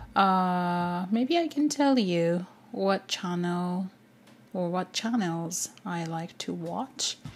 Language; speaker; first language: English; non-native, fluent; Japanese